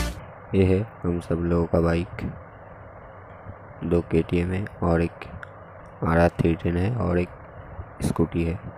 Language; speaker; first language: Hindi; non-native, local second language; Bangla